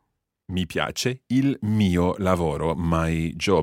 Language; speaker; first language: Italian; non-native, fluent; English